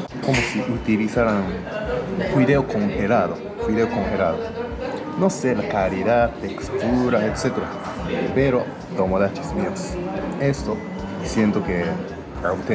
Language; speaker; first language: Spanish; non-native, learner; Japanese